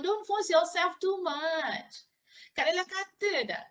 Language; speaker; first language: English; non-native, local second language; Malay